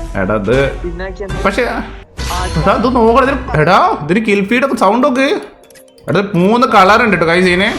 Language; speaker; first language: Malayalam; native; Malayalam